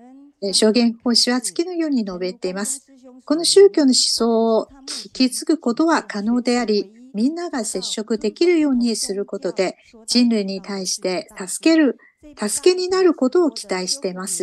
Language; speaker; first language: Japanese; non-native, fluent; Chinese